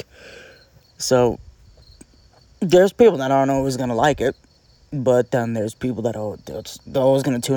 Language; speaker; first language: English; native; English